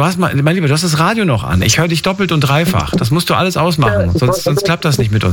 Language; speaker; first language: German; native; German